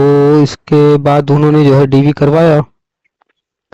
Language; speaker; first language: Hindi; native; Hindi